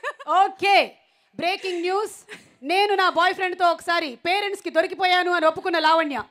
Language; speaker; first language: Telugu; native; Telugu